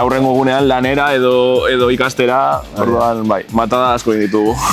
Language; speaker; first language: Basque; non-native, local second language; Spanish